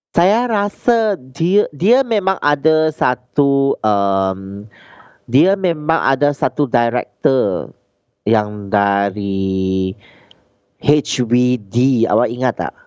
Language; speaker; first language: Malay; non-native, local second language; Chinese